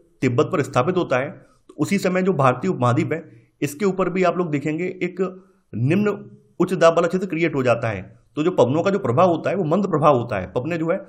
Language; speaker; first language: Hindi; native; Hindi